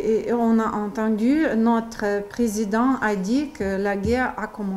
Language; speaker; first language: French; non-native, learner; Ukrainian